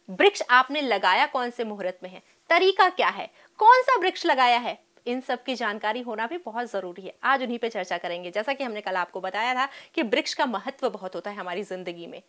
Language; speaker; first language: Hindi; native; Hindi